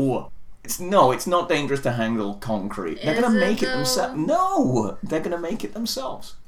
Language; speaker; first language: English; native; English